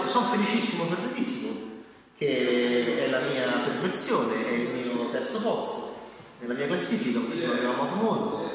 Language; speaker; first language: Italian; native; Italian